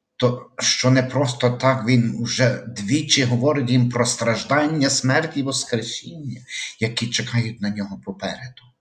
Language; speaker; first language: Ukrainian; native; Ukrainian